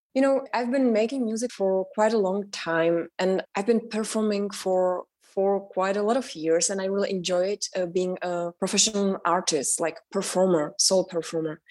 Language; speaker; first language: English; non-native, fluent; Czech